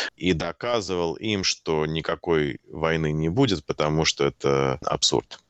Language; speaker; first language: Russian; native; Russian